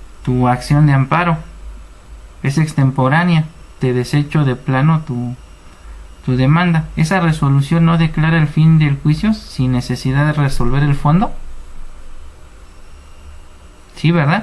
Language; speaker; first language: Spanish; native; Spanish